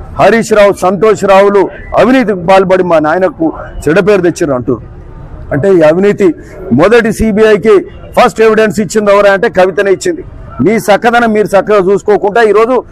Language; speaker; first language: Telugu; native; Telugu